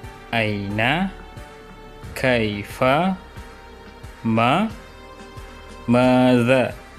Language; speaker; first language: Arabic; non-native, fluent; Malay